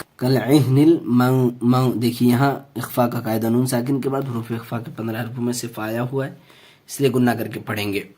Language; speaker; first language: Urdu; native; Urdu